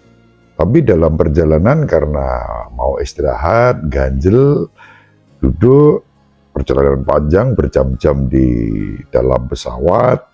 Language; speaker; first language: Indonesian; native; Indonesian